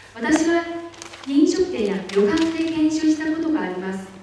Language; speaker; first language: Japanese; non-native, fluent; Chinese